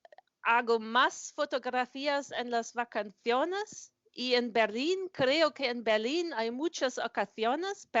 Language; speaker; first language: Spanish; non-native, learner; German